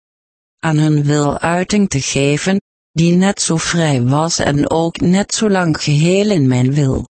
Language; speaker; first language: Dutch; native; Dutch